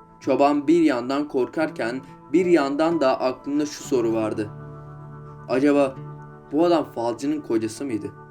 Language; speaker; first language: Turkish; native; Turkish